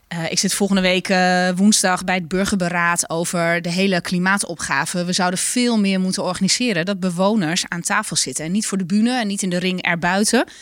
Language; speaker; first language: Dutch; non-native, local second language; Western Frisian